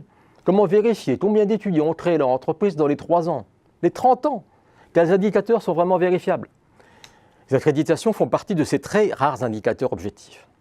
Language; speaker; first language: French; native; French